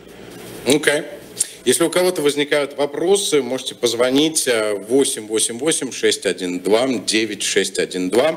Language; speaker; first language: Russian; native; Russian